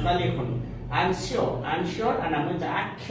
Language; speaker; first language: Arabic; non-native, fluent; Hindi